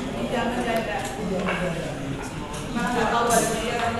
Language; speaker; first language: Indonesian; native; Indonesian